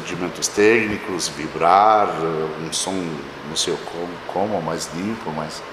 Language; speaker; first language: Portuguese; non-native, fluent; Romanian